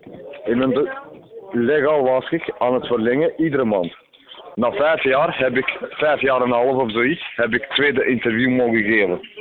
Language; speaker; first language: Dutch; non-native, fluent; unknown